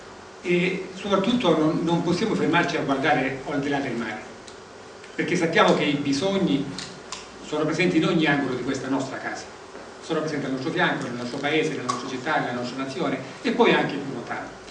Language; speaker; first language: Italian; native; Italian